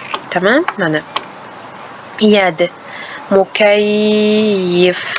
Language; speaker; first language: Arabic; non-native, fluent; Uzbek